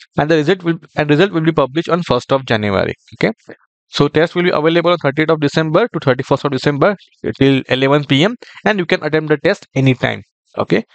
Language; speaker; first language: English; non-native, local second language; Marathi